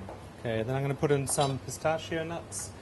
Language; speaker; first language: English; native; English